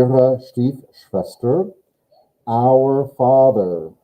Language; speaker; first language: German; non-native, learner; English